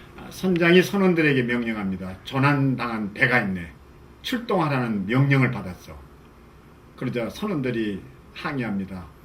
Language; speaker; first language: Korean; native; Korean